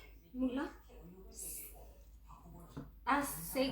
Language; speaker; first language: Korean; non-native, learner; Filipino